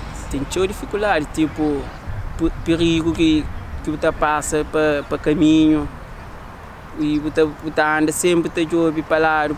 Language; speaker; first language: Portuguese; non-native, local second language; Kabuverdianu